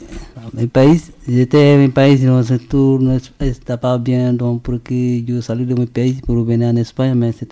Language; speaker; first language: Spanish; non-native, learner; French